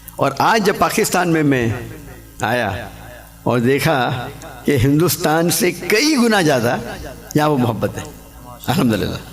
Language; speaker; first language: Urdu; non-native, local second language; English